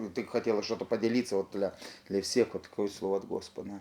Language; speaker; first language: Russian; non-native, local second language; Ukrainian